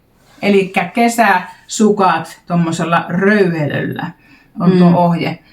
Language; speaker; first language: Finnish; native; Finnish